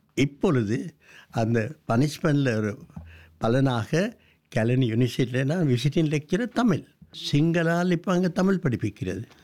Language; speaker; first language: Tamil; non-native, local second language; Sinhala